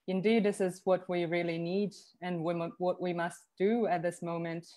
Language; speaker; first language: English; non-native, fluent; Chinese